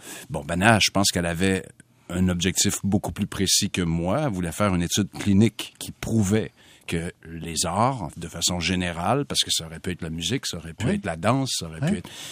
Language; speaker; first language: French; native; French